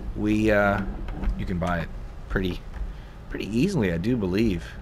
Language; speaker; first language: English; native; English